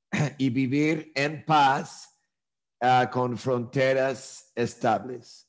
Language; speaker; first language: Spanish; non-native, fluent; English